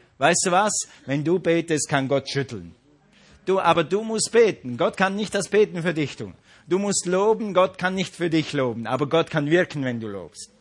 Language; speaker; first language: German; non-native, fluent; English